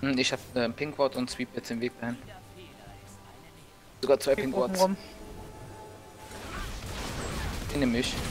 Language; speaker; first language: German; native; German